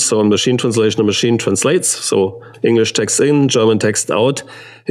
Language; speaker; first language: English; non-native, fluent; German